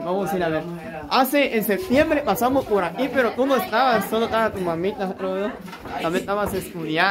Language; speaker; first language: Spanish; native; Spanish